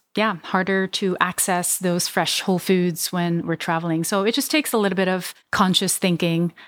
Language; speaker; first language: English; non-native, fluent; Vietnamese